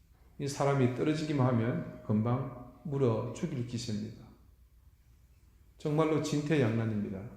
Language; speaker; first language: Korean; native; Korean